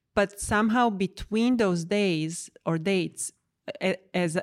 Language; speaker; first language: English; non-native, fluent; Croatian